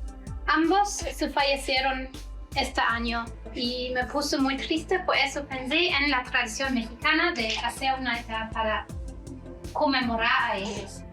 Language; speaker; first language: Spanish; non-native, fluent; German